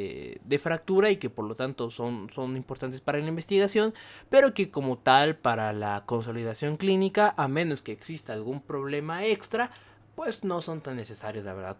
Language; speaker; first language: Spanish; native; Spanish